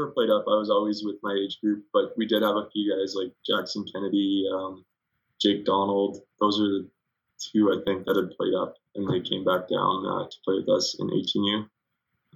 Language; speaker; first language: English; native; English